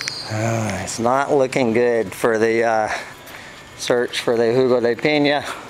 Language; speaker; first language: English; native; English